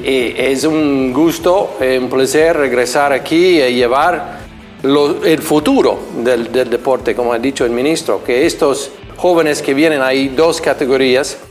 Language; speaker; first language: Spanish; non-native, fluent; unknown